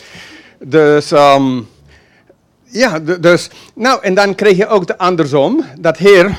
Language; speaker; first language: Dutch; non-native, fluent; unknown